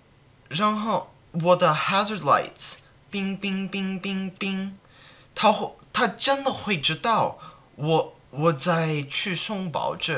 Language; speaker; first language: Chinese; non-native, learner; English